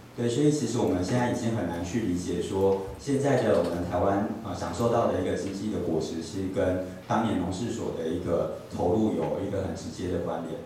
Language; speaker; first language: Chinese; native; Chinese